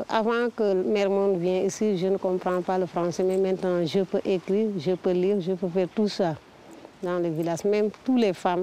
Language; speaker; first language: French; non-native, learner; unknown